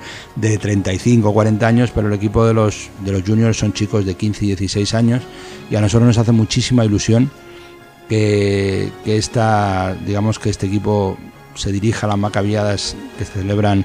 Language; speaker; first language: Spanish; native; Spanish